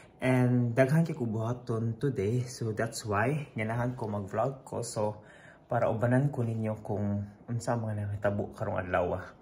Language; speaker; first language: Cebuano; non-native, local second language; Filipino